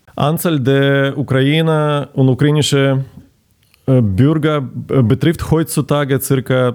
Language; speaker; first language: German; non-native, fluent; Ukrainian